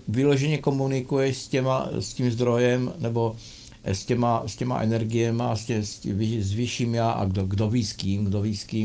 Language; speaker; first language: Czech; native; Czech